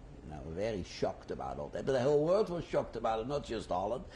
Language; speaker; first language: English; non-native, fluent; Dutch